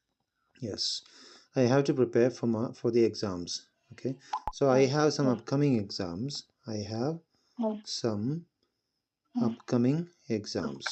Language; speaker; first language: English; non-native, local second language; Malayalam